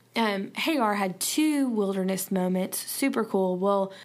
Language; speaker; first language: English; native; English